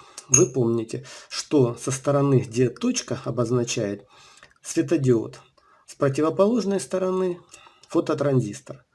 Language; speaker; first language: Russian; native; Russian